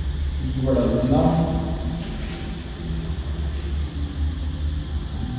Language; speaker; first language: Vietnamese; non-native, learner; Hindi